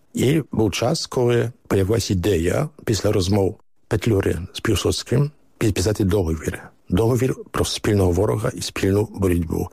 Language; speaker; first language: Ukrainian; early bilingual, heritage; Ukrainian